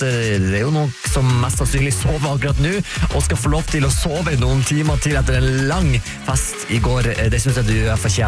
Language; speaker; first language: Norwegian; native; Norwegian